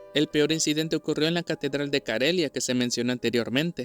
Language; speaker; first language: Spanish; native; Spanish